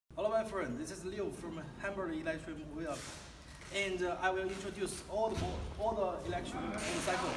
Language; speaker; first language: English; non-native, learner; Chinese